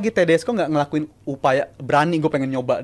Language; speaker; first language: Indonesian; native; Indonesian